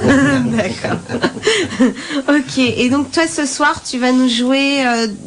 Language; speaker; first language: French; native; French